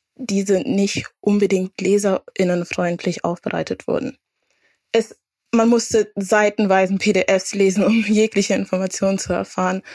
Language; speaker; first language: German; native; German